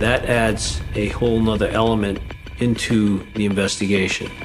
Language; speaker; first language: English; native; English